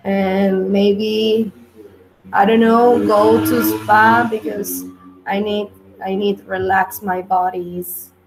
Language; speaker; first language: English; non-native, learner; Spanish